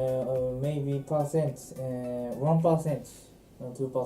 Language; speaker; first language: English; non-native, learner; Japanese